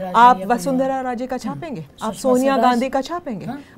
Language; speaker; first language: Hindi; native; Hindi